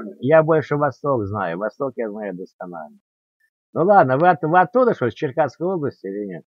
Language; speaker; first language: Russian; native; Russian